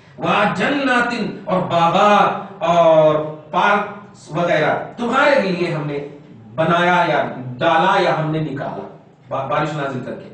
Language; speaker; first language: Urdu; native; Urdu